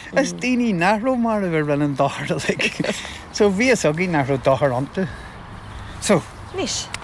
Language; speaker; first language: Irish; non-native, local second language; English